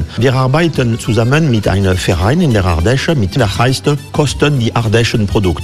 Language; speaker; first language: German; non-native, fluent; French